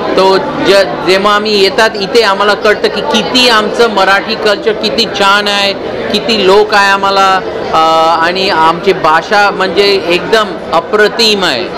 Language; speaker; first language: Marathi; early bilingual, heritage; English